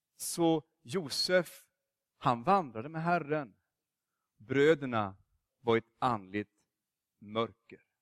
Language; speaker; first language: Swedish; native; Swedish